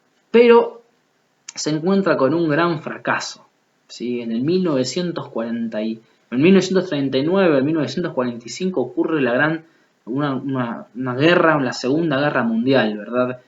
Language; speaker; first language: Spanish; native; Spanish